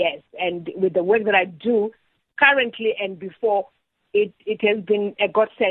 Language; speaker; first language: English; non-native, local second language; Southern Sotho